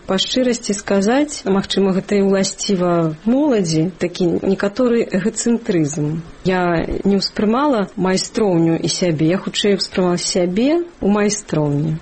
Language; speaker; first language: Belarusian; non-native, local second language; Russian